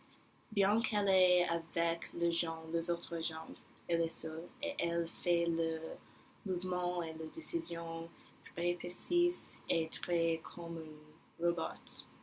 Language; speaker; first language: French; non-native, learner; English